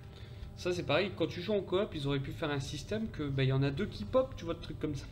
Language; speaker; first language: French; native; French